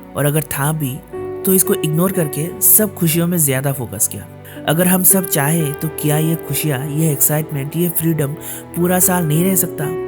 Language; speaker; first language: Hindi; non-native, local second language; Bangla